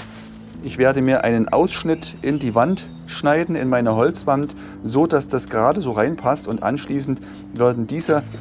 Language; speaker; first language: German; native; German